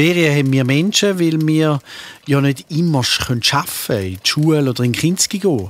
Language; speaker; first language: German; native; German